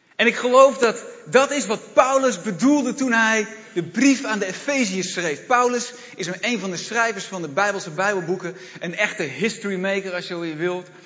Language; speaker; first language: Dutch; native; Dutch